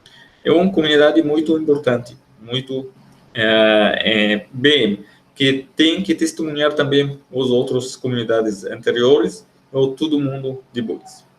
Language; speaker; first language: Portuguese; non-native, fluent; Arabic